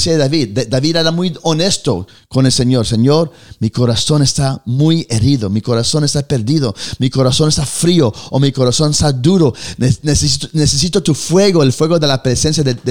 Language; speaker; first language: Spanish; early bilingual, heritage; Spanish